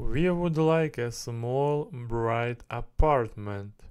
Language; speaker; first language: English; non-native, learner; Russian